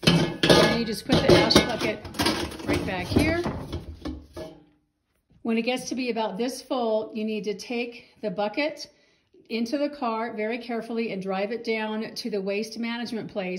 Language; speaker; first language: English; native; English